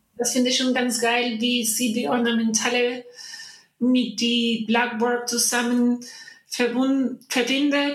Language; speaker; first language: German; non-native, learner; Spanish